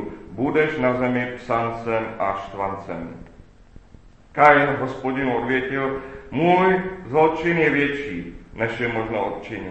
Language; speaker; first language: Czech; native; Czech